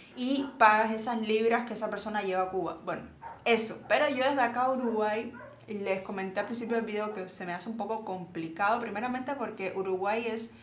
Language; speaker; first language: Spanish; native; Spanish